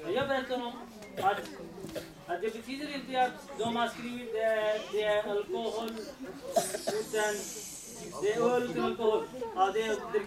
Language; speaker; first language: Swedish; non-native, learner; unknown